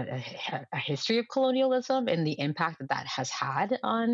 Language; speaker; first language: English; early bilingual, other home language; Lingala